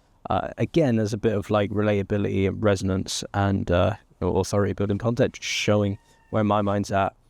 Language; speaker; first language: English; native; English